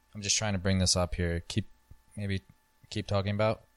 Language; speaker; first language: English; native; English